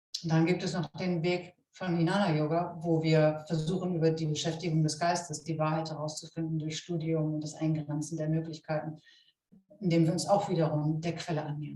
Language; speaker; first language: German; native; German